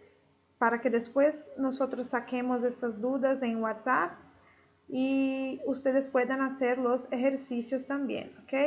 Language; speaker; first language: Spanish; non-native, fluent; Portuguese